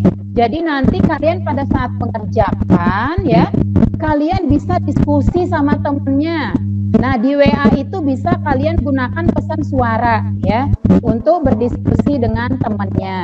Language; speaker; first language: Indonesian; native; Indonesian